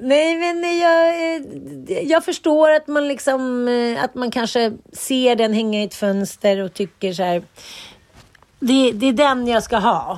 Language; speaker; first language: Swedish; native; Swedish